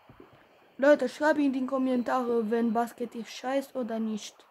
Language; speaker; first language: German; non-native, learner; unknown